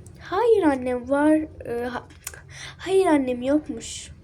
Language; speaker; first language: Turkish; early bilingual, other home language; Arabic